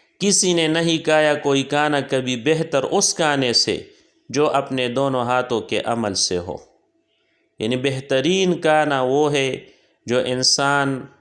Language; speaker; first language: Urdu; native; Urdu